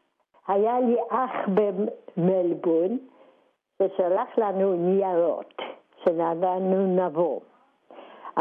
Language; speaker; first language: Hebrew; non-native, fluent; Polish